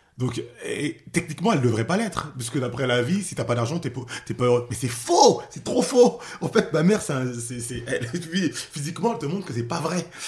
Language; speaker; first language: French; early bilingual, other home language; Haitian Creole